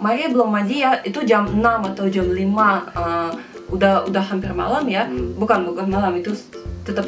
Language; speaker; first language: Indonesian; non-native, fluent; Russian